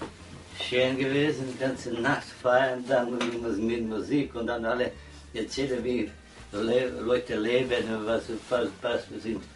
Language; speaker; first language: German; non-native, learner; Croatian